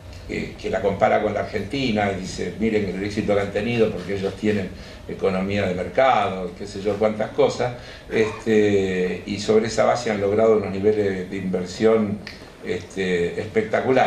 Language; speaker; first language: Spanish; native; Spanish